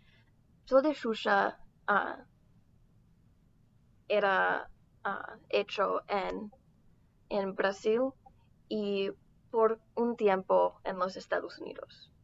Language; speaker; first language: Spanish; non-native, learner; English